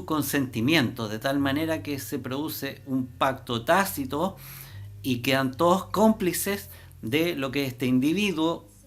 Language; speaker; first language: Spanish; native; Spanish